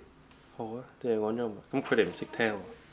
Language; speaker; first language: Cantonese; early bilingual, heritage; Cantonese